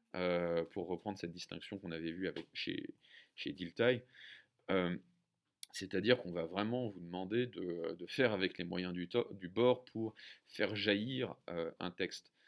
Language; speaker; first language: French; native; French